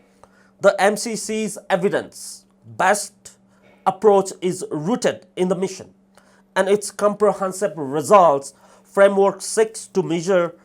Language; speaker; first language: English; non-native, fluent; Nepali